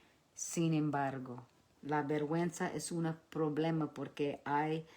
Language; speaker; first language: Spanish; early bilingual, heritage; Spanish